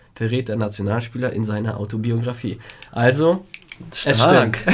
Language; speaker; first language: German; early bilingual, other home language; Polish